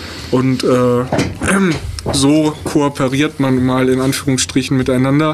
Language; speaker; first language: German; native; German